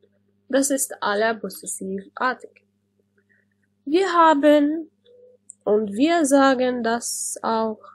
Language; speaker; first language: German; non-native, fluent; Arabic